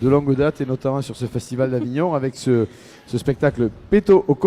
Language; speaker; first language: French; native; French